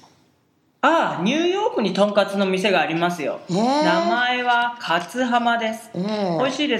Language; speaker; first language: Japanese; native; Japanese